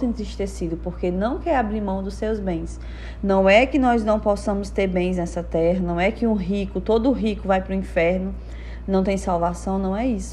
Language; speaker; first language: Portuguese; native; Portuguese